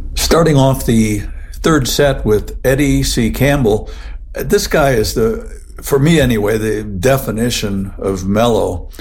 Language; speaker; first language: English; native; English